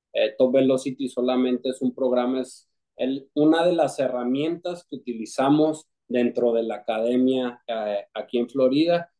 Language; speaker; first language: Spanish; native; Spanish